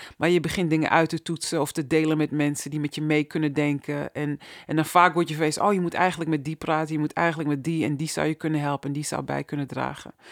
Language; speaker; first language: Dutch; native; Dutch